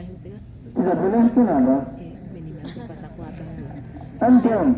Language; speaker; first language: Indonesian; non-native, learner; Arabic